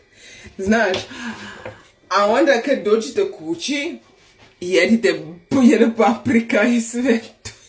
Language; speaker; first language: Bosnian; non-native, learner; Slovenian